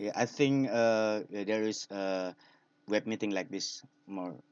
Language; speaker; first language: English; non-native, learner; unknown